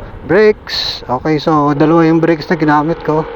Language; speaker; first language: Filipino; native; Filipino